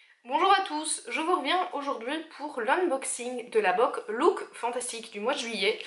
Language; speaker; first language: French; native; French